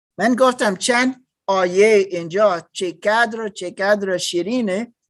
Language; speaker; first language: Persian; non-native, learner; German